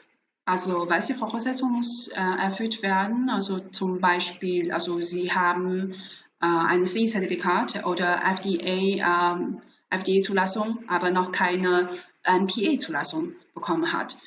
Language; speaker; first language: German; non-native, fluent; Chinese